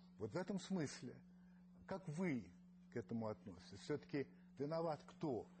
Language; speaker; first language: Russian; early bilingual, heritage; Russian